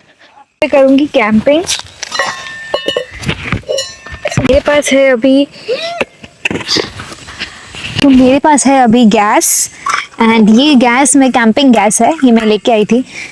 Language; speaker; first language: Hindi; native; Hindi